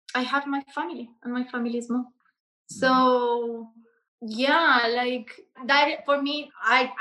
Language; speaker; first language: English; non-native, learner; Spanish